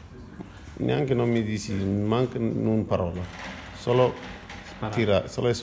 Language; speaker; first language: Italian; non-native, learner; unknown